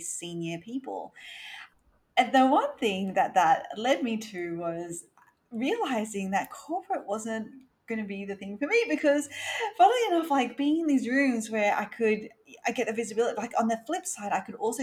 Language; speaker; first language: English; native; English